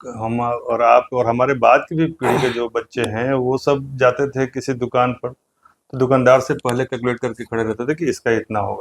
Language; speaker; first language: Hindi; native; Hindi